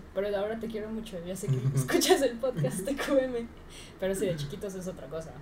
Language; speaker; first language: Spanish; native; Spanish